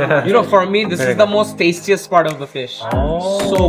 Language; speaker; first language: English; non-native, local second language; Bangla